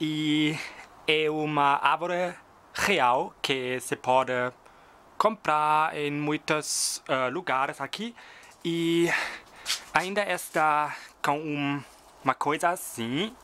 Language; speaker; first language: Portuguese; non-native, fluent; German